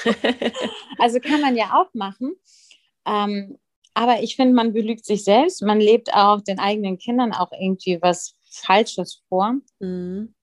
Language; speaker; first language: German; early bilingual, other home language; Russian